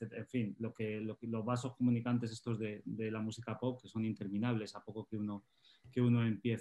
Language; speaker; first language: Spanish; native; Spanish